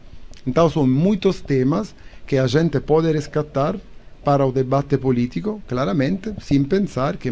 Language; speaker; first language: Portuguese; non-native, learner; Italian